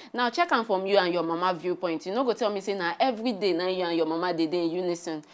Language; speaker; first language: Nigerian Pidgin; native; Nigerian Pidgin